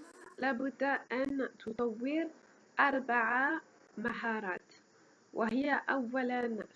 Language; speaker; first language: Arabic; non-native, fluent; French